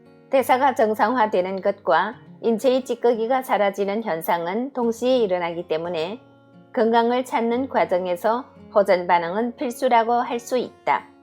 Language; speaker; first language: Korean; native; Korean